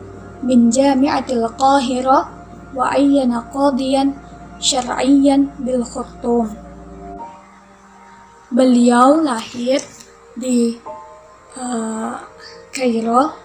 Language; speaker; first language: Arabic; non-native, learner; Indonesian